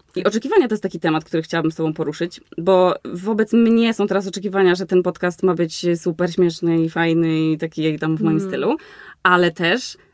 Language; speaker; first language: Polish; native; Polish